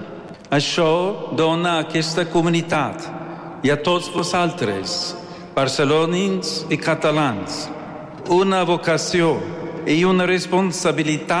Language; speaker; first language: Catalan; non-native, fluent; English